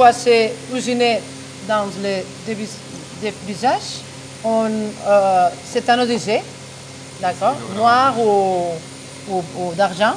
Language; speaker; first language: French; non-native, fluent; Spanish